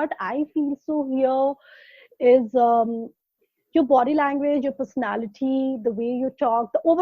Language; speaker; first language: English; non-native, local second language; Hindi